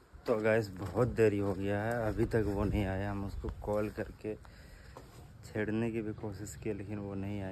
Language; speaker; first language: Hindi; native; Hindi